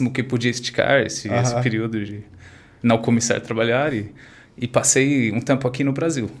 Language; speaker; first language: Portuguese; non-native, fluent; English